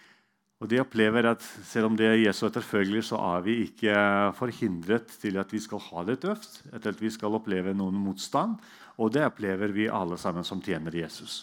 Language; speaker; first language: Norwegian; non-native, fluent; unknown